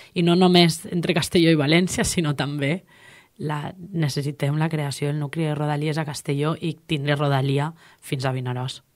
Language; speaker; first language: Catalan; native; Catalan